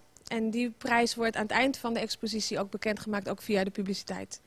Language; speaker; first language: Dutch; native; Dutch